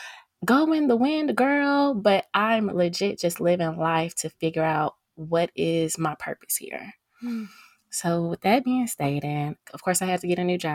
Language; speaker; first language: English; native; English